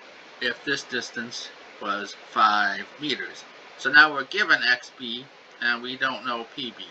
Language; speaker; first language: English; native; English